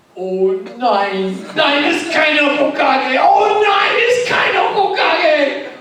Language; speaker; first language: German; non-native, learner; English